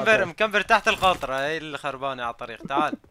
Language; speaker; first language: Arabic; native; Arabic